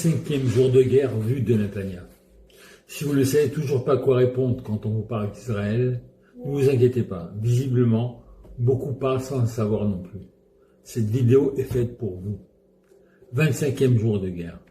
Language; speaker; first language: French; native; French